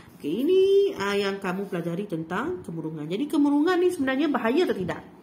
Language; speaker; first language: Malay; native; Malay